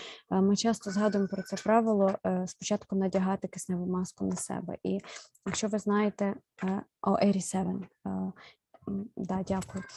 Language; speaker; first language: Ukrainian; native; Ukrainian